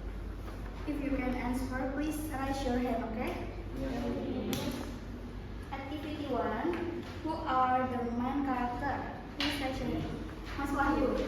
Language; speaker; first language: English; non-native, learner; Indonesian